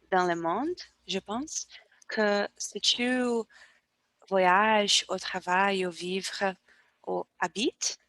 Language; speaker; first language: French; non-native, learner; Portuguese